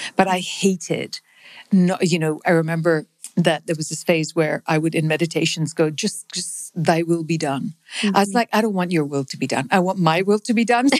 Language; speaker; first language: English; non-native, local second language; Punjabi